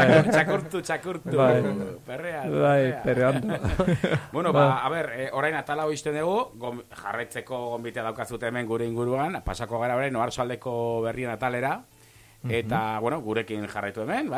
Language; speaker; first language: Basque; native; Basque